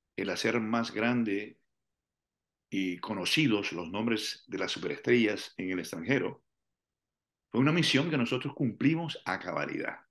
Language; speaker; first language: Spanish; native; Spanish